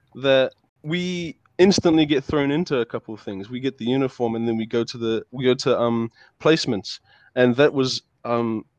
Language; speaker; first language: English; native; English